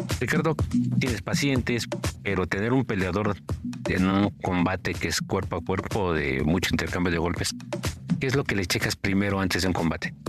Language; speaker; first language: Spanish; native; Spanish